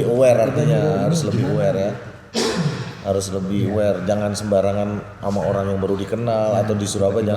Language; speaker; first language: Indonesian; native; Indonesian